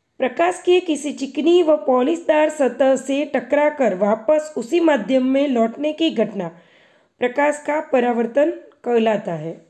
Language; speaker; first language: Hindi; non-native, local second language; Gujarati